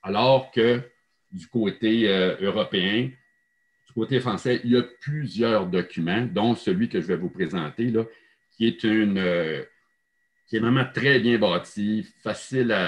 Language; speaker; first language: French; native; French